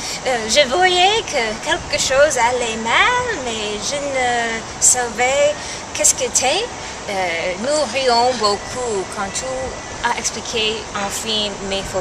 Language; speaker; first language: French; non-native, learner; English